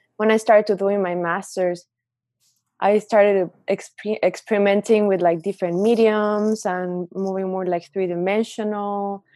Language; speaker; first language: English; non-native, fluent; Spanish